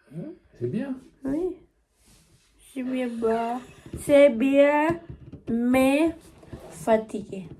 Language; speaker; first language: French; non-native, learner; Thai